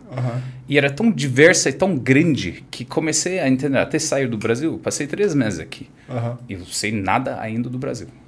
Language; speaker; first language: Portuguese; non-native, fluent; English